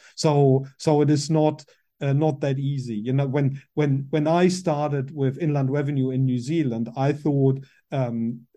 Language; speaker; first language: English; non-native, fluent; German